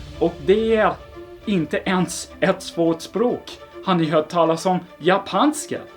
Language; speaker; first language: Swedish; non-native, fluent; English